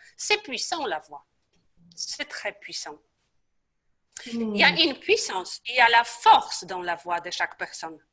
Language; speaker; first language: French; non-native, fluent; Polish